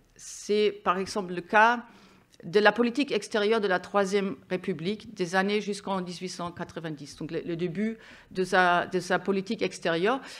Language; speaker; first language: French; non-native, fluent; German